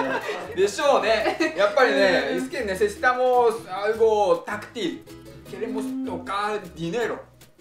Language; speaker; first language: Spanish; non-native, fluent; Japanese